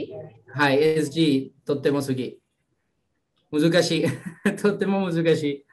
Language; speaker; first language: Japanese; non-native, learner; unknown